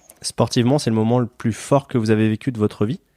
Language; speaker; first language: French; native; French